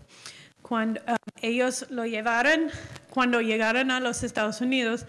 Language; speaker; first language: Spanish; non-native, fluent; English